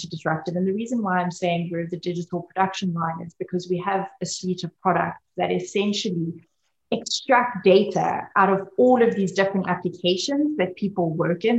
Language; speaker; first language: English; native; English